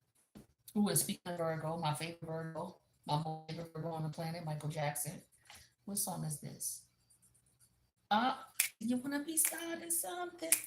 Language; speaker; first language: English; native; English